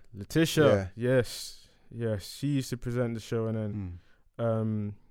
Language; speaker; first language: English; non-native, local second language; Akan